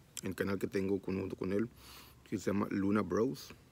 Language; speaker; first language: Spanish; early bilingual, heritage; Spanish